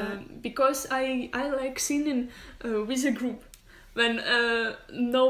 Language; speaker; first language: English; non-native, learner; Ukrainian